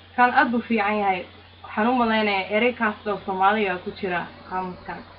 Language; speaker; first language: Somali; non-native, fluent; English